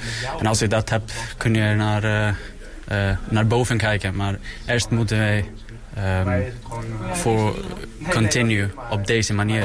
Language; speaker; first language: Dutch; non-native, learner; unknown